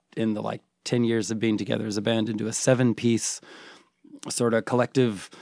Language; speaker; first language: English; native; English